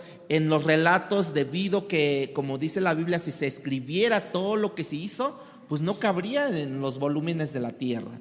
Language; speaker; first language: Spanish; native; Spanish